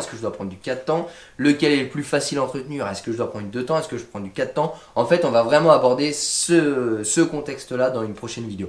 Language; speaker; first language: French; native; French